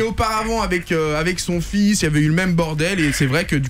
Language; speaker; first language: French; native; French